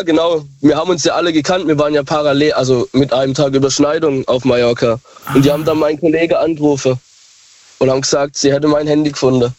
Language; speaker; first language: German; native; German